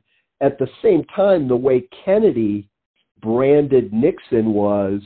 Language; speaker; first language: English; native; English